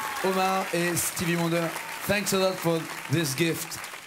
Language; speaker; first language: English; non-native, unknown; French